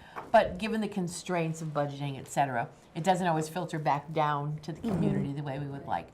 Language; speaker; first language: English; native; English